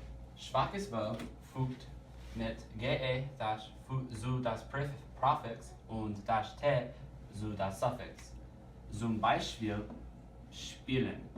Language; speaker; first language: German; non-native, learner; English